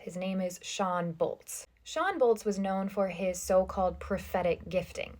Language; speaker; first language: English; native; English